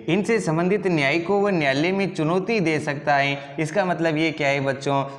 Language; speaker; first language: Hindi; native; Hindi